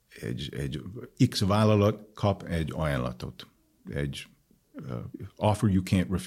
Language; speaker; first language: Hungarian; non-native, fluent; English